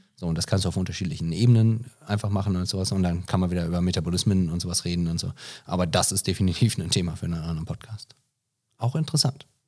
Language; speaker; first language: German; non-native, fluent; English